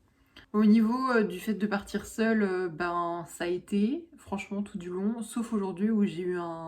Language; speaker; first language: French; native; French